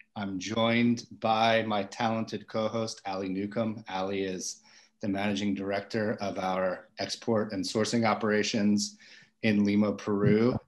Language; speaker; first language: English; native; English